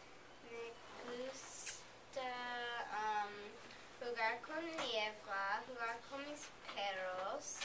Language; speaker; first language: Spanish; non-native, learner; English